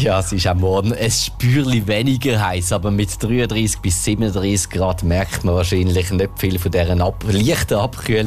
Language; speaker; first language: German; native; German